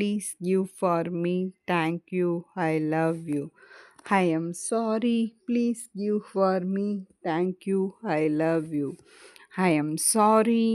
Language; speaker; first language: English; non-native, learner; Tamil